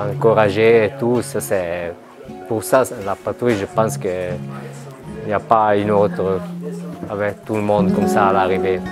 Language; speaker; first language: French; non-native, learner; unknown